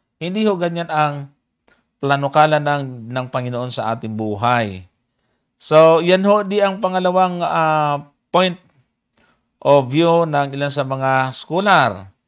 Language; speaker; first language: Filipino; native; Filipino